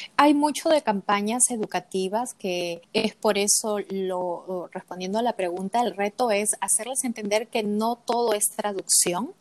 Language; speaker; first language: Spanish; native; Spanish